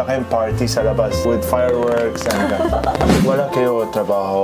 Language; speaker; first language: Filipino; non-native, learner; Arabic